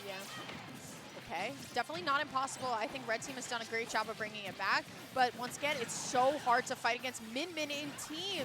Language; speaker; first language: English; native; English